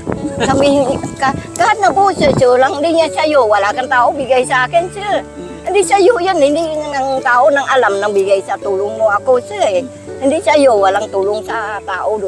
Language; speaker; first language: Filipino; non-native, learner; Vietnamese